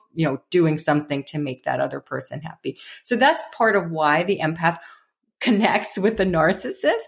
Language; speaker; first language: English; native; English